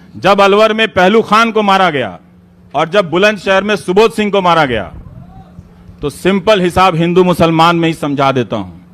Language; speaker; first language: Hindi; native; Hindi